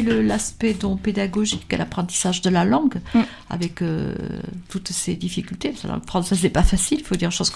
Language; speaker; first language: French; native; French